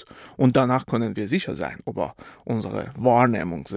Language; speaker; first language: German; non-native, fluent; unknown